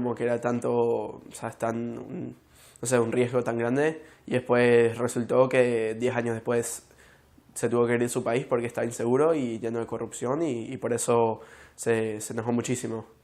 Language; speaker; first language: Spanish; early bilingual, heritage; Spanish